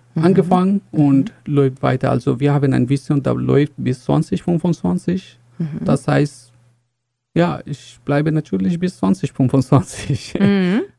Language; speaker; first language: German; non-native, fluent; Bangla